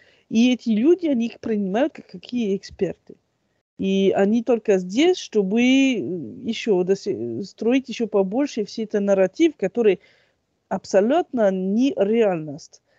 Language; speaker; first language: Russian; non-native, fluent; French